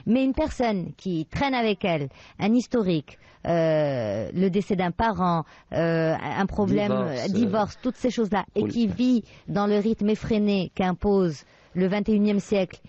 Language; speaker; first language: French; non-native, local second language; Arabic